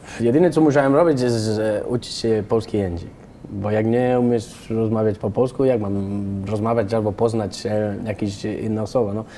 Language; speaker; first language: Polish; non-native, fluent; Spanish